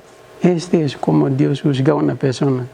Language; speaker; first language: Spanish; non-native, learner; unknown